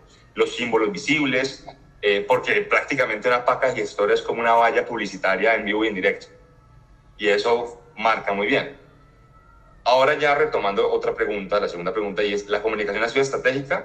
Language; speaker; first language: Spanish; native; Spanish